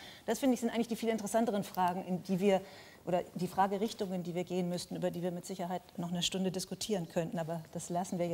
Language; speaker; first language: German; native; German